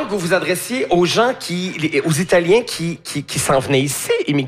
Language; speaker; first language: French; native; French